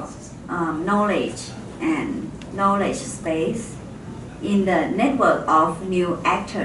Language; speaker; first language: English; non-native, fluent; Thai